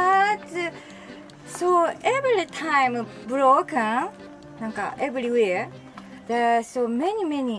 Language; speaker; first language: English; non-native, learner; Japanese